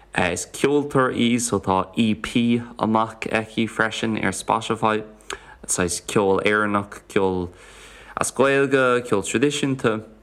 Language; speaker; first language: Irish; non-native, local second language; English